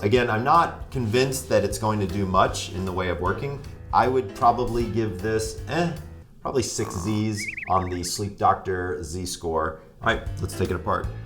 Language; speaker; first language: English; native; English